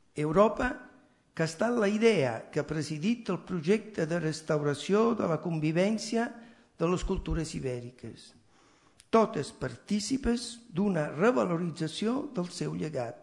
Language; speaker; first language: Catalan; non-native, fluent; Italian